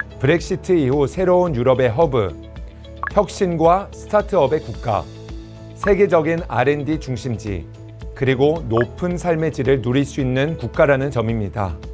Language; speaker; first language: Korean; early bilingual, heritage; Korean